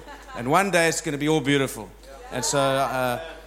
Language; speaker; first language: English; native; English